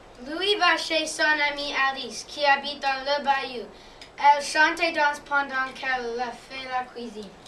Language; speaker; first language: French; non-native, learner; English